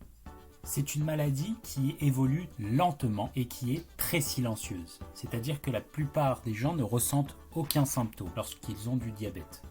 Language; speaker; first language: French; native; French